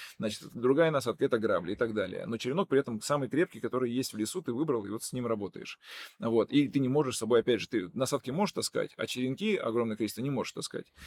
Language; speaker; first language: Russian; non-native, local second language; Udmurt